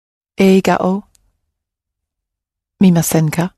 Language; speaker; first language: Japanese; non-native, learner; English